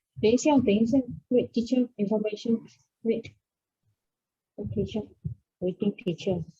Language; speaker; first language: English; non-native, local second language; Chinese